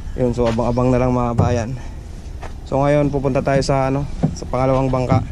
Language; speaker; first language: Filipino; non-native, local second language; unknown